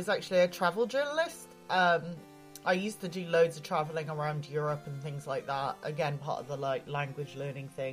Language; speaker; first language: English; native; English